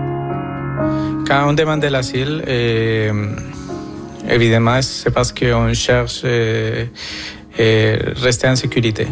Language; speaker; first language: French; non-native, fluent; Spanish